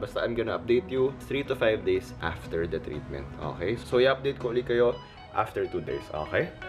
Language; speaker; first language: English; non-native, local second language; Filipino